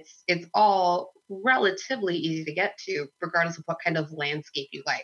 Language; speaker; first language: English; native; English